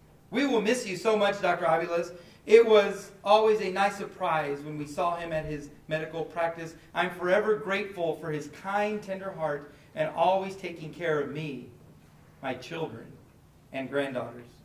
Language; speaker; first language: English; native; English